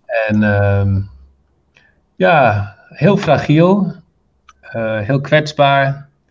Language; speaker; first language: Dutch; non-native, fluent; Arabic